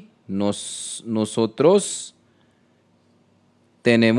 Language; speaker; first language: Spanish; non-native, learner; Hindi